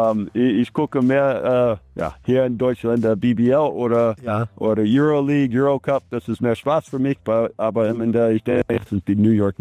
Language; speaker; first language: German; non-native, fluent; English